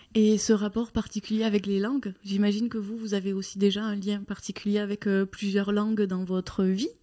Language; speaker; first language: French; native; French